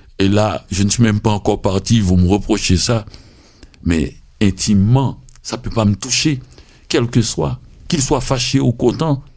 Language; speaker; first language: French; non-native, local second language; Haitian Creole